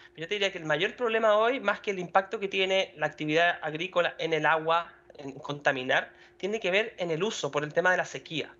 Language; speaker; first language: Spanish; native; Spanish